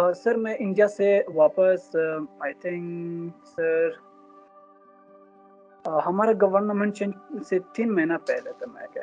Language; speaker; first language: Hindi; non-native, learner; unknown